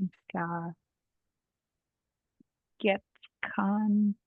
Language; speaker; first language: Japanese; non-native, learner; English